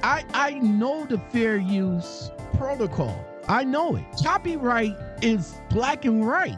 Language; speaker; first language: English; native; English